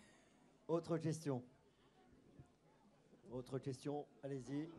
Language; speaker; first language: French; native; French